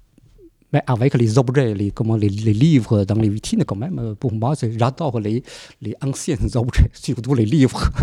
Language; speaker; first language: French; non-native, fluent; Chinese